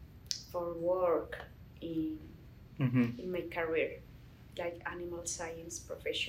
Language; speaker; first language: English; non-native, learner; Spanish